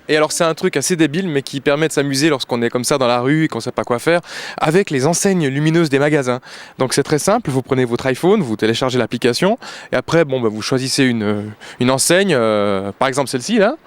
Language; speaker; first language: French; native; French